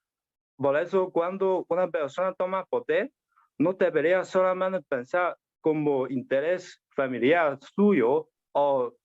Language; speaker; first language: Spanish; non-native, learner; Chinese